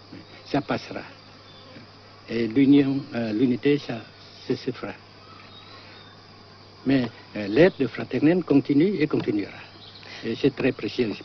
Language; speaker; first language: French; non-native, fluent; Vietnamese